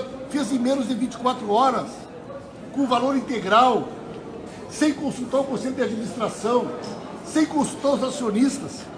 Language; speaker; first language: Portuguese; native; Portuguese